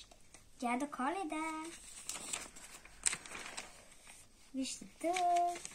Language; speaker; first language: Bulgarian; early bilingual, heritage; Bulgarian